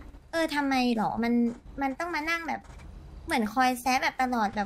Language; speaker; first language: Thai; native; Thai